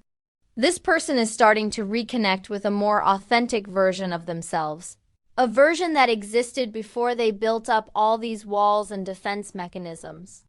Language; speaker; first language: English; native; English